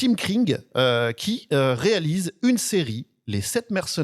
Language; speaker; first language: French; native; French